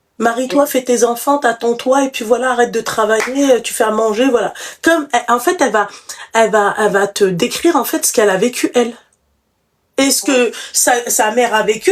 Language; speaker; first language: French; native; French